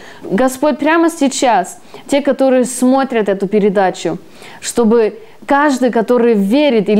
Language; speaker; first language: Russian; early bilingual, heritage; Russian